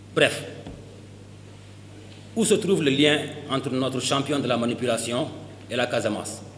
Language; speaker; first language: French; non-native, local second language; Wolof